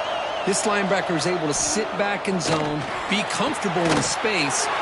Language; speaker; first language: English; native; English